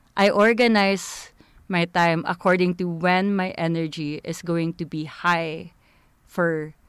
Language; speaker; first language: English; non-native, local second language; Filipino